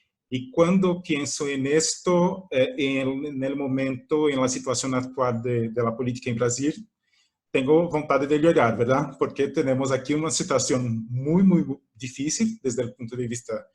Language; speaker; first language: Spanish; non-native, fluent; Portuguese